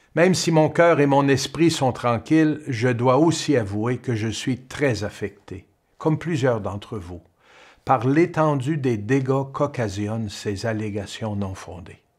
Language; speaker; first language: French; native; French